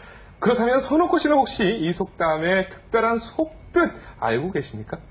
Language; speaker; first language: Korean; native; Korean